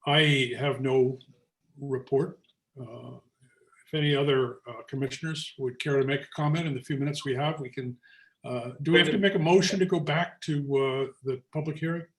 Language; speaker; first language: English; native; English